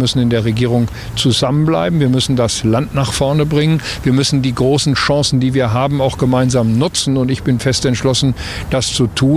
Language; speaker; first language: German; native; German